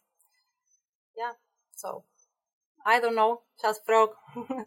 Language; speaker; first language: English; non-native, fluent; Spanish